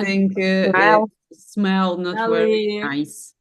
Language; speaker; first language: English; non-native, learner; Russian